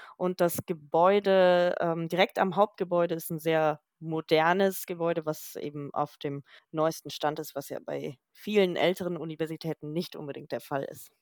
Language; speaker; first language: German; native; German